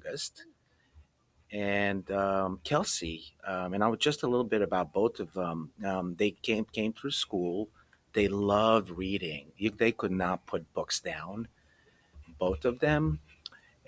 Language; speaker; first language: English; early bilingual, other home language; Romanian